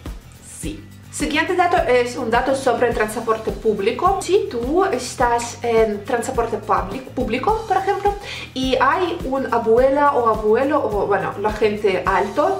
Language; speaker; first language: Spanish; non-native, learner; Russian